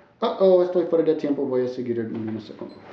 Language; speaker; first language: Spanish; non-native, learner; English